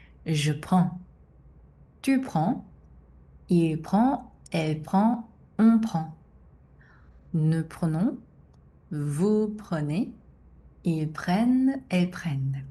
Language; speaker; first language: French; non-native, fluent; Korean